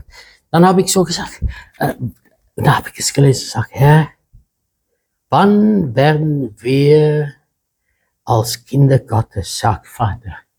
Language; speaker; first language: German; non-native, fluent; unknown